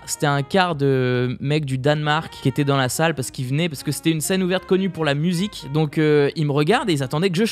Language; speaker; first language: French; native; French